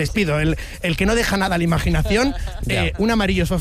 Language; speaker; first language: Spanish; native; Spanish